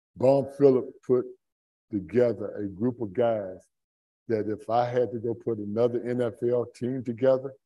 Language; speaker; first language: English; native; English